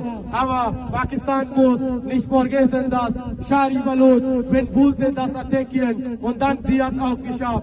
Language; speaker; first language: German; non-native, learner; Baluchi